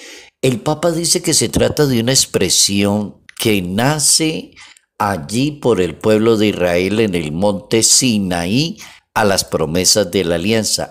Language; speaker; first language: Spanish; native; Spanish